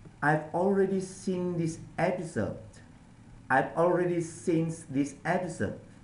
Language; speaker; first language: English; non-native, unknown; Indonesian